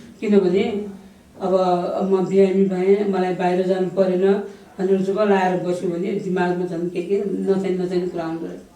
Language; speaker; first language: Nepali; non-native, local second language; Newari